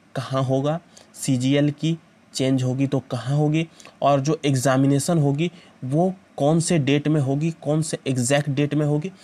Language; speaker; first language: Hindi; native; Hindi